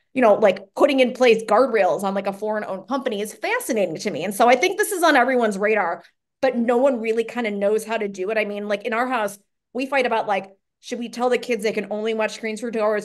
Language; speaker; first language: English; native; English